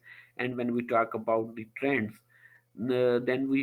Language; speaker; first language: English; non-native, local second language; Urdu